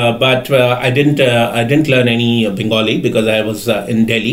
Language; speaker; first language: English; non-native, local second language; Bangla